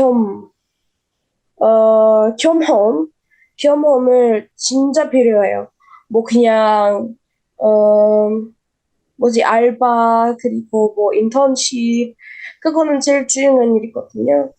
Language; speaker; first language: Korean; non-native, learner; Indonesian